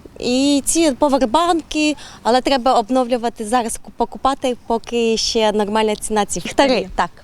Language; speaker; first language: Ukrainian; native; Ukrainian